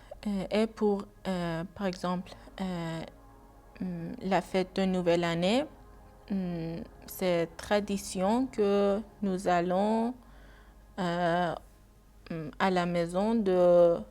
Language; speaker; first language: French; non-native, learner; Persian